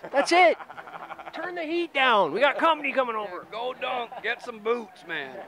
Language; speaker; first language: English; native; English